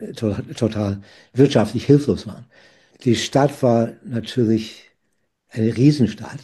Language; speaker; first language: German; non-native, fluent; English